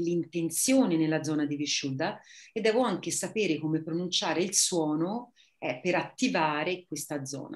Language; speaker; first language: Italian; native; Italian